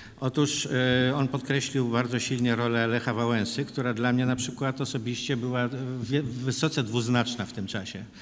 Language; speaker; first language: Polish; native; Polish